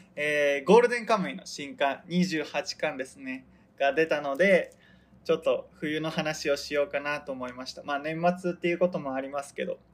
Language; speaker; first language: Japanese; native; Japanese